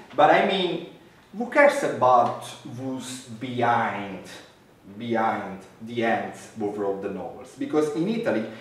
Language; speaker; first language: English; non-native, fluent; Italian